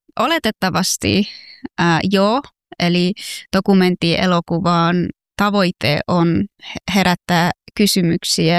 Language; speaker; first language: Finnish; early bilingual, other home language; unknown